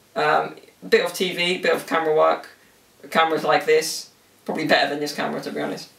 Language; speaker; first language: English; early bilingual, other home language; Italian